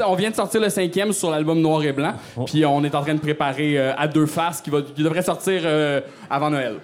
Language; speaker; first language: French; native; French